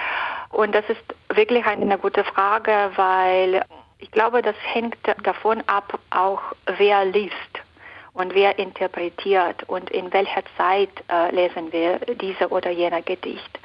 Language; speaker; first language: German; non-native, fluent; Belarusian